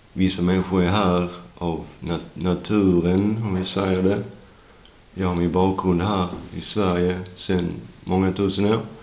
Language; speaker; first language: Swedish; native; Swedish